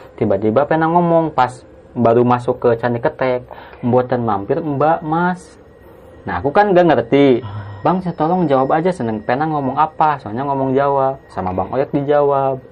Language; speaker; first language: Indonesian; non-native, local second language; Sundanese